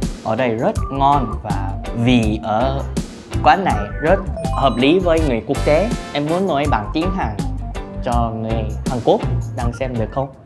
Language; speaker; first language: Vietnamese; non-native, fluent; Korean